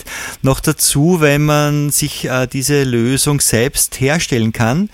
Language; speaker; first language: German; native; German